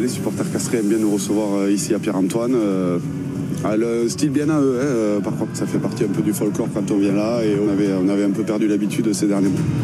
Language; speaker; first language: French; native; French